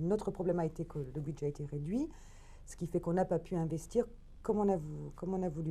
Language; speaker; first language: French; native; French